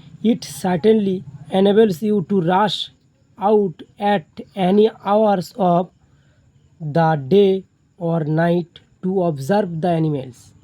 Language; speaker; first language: English; non-native, local second language; Bangla